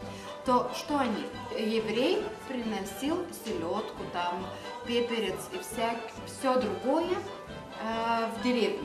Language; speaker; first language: Russian; non-native, local second language; Lithuanian